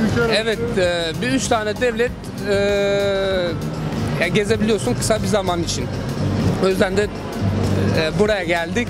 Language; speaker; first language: Turkish; non-native, fluent; Albanian